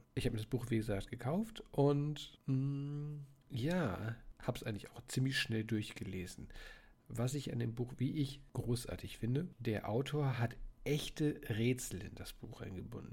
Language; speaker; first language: German; native; German